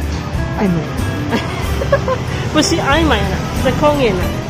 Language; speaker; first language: Chinese; non-native, learner; Filipino